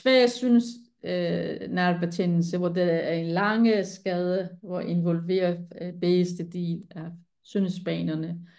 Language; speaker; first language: Danish; non-native, fluent; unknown